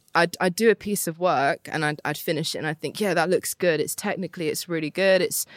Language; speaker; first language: English; native; English